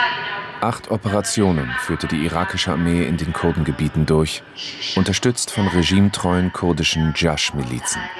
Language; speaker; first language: German; native; German